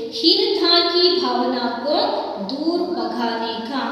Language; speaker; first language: Hindi; non-native, local second language; Kannada